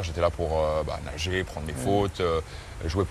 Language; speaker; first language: French; native; French